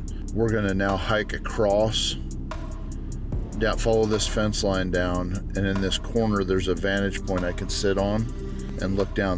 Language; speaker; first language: English; native; English